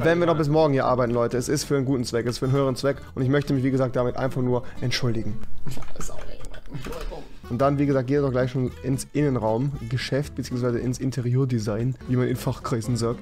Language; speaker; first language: German; native; German